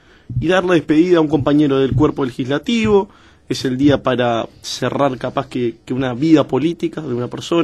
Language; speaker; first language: Spanish; native; Spanish